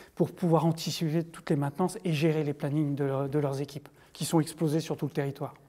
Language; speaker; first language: French; native; French